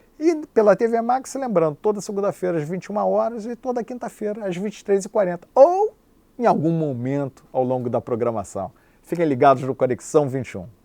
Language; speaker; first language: Portuguese; native; Portuguese